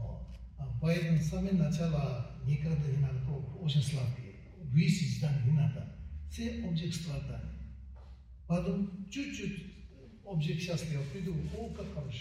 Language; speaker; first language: Russian; non-native, learner; Tibetan